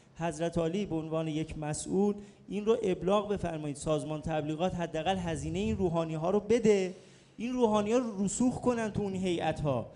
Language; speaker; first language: Persian; native; Persian